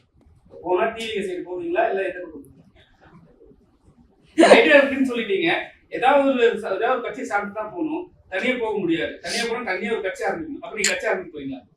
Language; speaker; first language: Tamil; native; Tamil